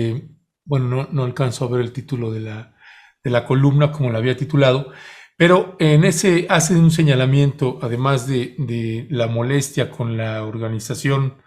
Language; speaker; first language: Spanish; native; Spanish